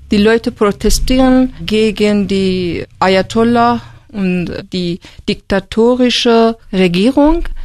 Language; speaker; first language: German; non-native, learner; Persian